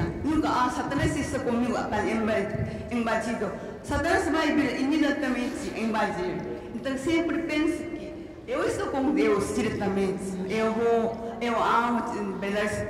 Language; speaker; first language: Portuguese; non-native, learner; Korean